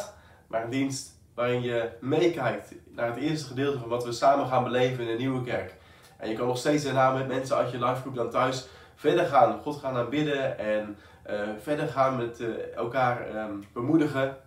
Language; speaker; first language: Dutch; native; Dutch